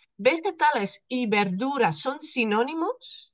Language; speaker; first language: Spanish; non-native, fluent; Dutch